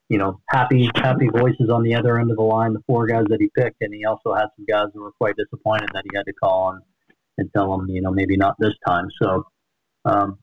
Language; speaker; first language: English; native; English